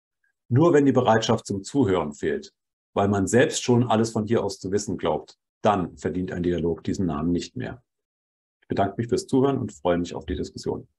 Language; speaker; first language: German; native; German